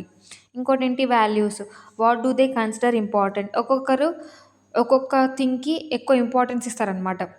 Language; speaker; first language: Telugu; native; Telugu